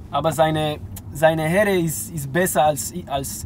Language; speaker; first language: German; non-native, learner; Spanish